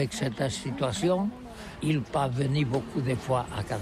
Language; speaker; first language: French; non-native, learner; Catalan